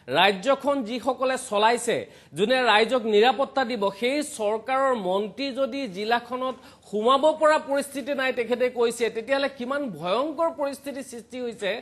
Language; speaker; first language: Assamese; native; Assamese